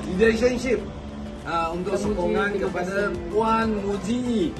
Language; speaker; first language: Malay; native; Malay